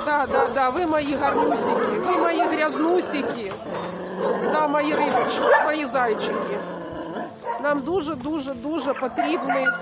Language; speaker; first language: Ukrainian; non-native, local second language; Russian